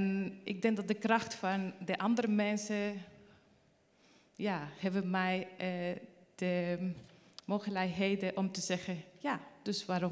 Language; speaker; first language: Dutch; non-native, learner; Spanish